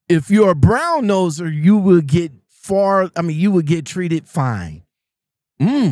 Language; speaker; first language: English; native; English